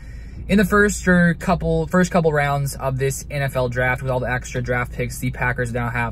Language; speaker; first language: English; native; English